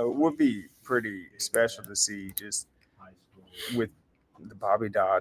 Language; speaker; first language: English; native; English